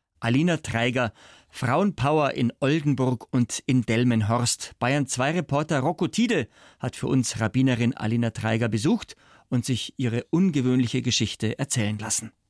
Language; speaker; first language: German; native; German